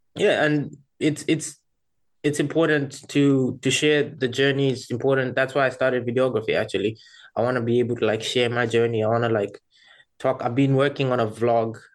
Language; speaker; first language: English; non-native, local second language; Kinyarwanda